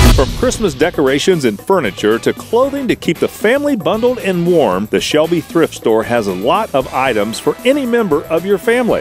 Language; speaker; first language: English; native; English